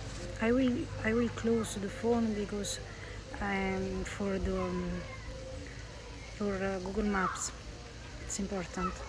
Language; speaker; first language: English; non-native, learner; Italian